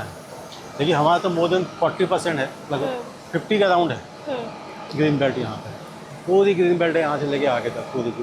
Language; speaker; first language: Hindi; native; Hindi